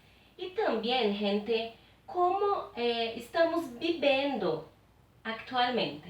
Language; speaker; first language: Spanish; non-native, fluent; Portuguese